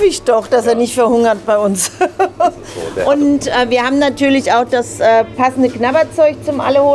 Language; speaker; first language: German; native; German